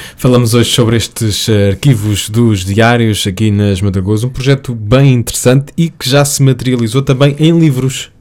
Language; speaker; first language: Portuguese; native; Portuguese